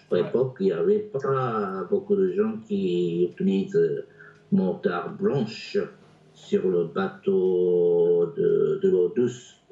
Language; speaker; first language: French; non-native, fluent; Japanese